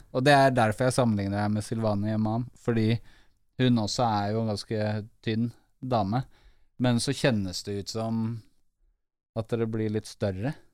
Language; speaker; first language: Norwegian; native; Norwegian